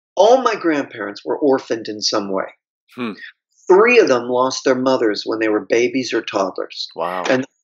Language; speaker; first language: English; native; English